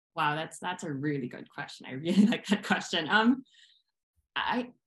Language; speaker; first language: English; non-native, local second language; Filipino